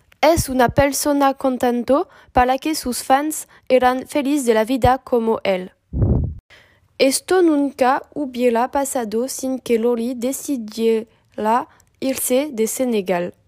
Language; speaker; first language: Spanish; non-native, learner; French